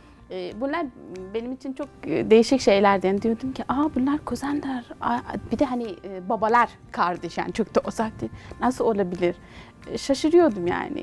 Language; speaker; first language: Turkish; non-native, fluent; Persian